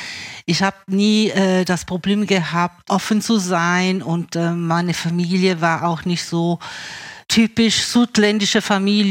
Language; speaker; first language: German; early bilingual, other home language; Italian